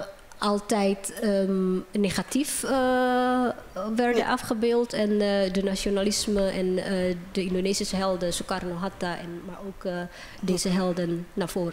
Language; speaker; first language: Dutch; non-native, fluent; Indonesian